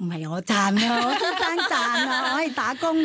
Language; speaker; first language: Chinese; non-native, fluent; Thai